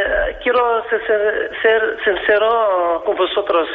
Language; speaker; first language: Spanish; non-native, fluent; Arabic